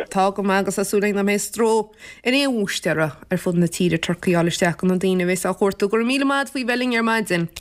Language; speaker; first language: Irish; native; Irish